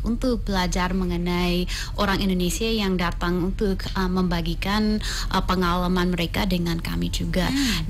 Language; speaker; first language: Indonesian; non-native, fluent; English